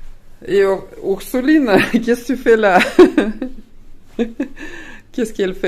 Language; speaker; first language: French; non-native, fluent; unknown